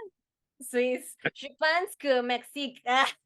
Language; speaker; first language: French; non-native, learner; Spanish